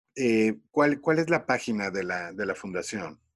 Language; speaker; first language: Spanish; native; Spanish